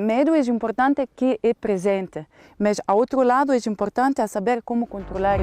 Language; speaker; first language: Portuguese; non-native, learner; Macedonian